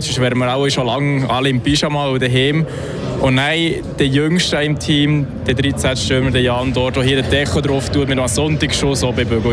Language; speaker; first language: German; native; German